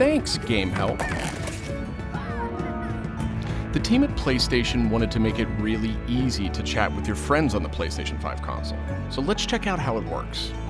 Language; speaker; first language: English; native; English